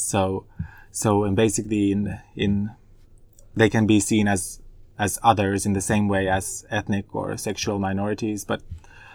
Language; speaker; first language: English; non-native, fluent; Finnish